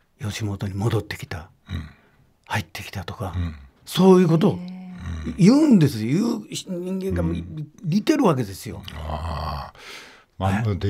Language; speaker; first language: Japanese; native; Japanese